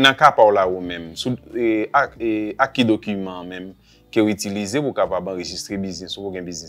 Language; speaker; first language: French; non-native, local second language; Haitian Creole